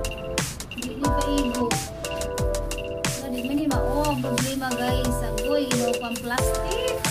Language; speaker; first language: Filipino; non-native, local second language; Cebuano